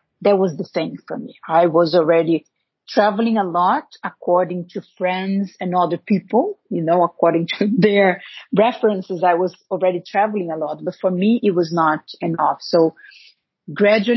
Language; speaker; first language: English; non-native, fluent; Portuguese